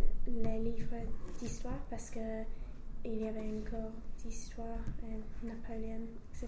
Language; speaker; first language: French; non-native, learner; English